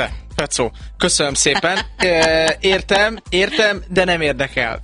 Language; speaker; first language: Hungarian; native; Hungarian